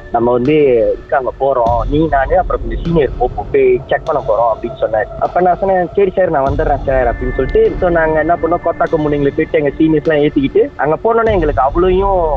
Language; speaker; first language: Tamil; early bilingual, heritage; Tamil